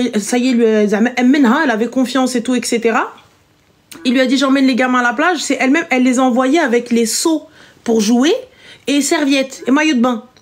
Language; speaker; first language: French; early bilingual, other home language; Arabic